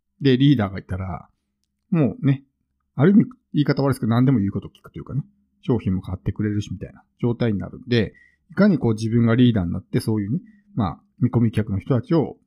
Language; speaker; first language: Japanese; native; Japanese